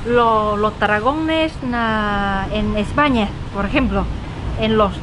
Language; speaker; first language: Spanish; non-native, learner; Vietnamese